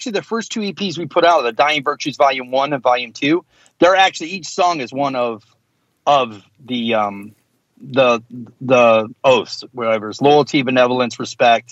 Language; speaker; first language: English; native; English